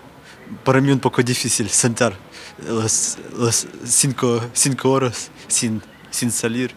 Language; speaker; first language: Spanish; non-native, learner; Ukrainian